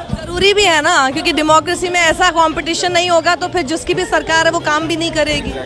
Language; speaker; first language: Hindi; native; Hindi